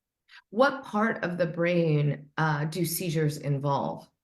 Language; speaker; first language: English; native; English